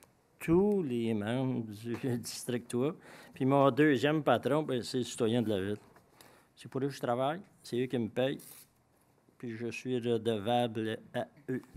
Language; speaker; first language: French; native; French